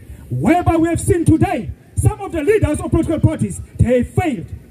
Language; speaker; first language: English; non-native, local second language; Southern Sotho